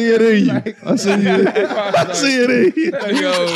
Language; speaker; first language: English; native; English